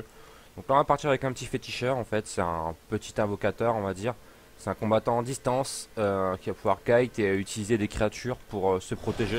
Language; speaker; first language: French; native; French